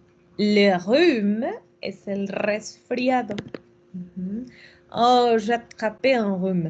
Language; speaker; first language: French; non-native, fluent; Spanish